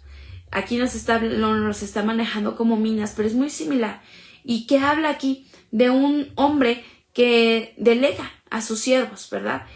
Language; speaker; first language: Spanish; native; Spanish